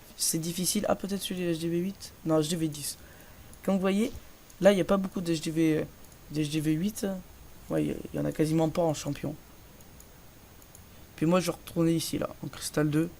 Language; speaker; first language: French; native; French